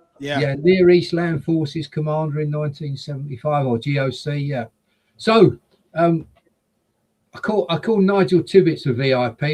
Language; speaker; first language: English; native; English